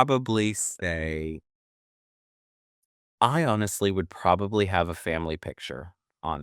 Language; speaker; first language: English; native; English